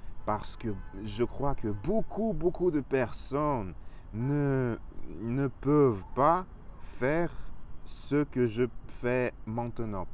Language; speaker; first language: French; non-native, learner; Russian